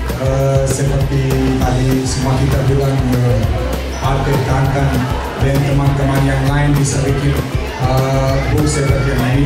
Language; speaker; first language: Indonesian; non-native, fluent; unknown